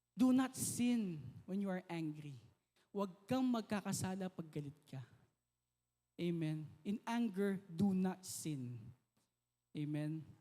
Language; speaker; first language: Filipino; native; Filipino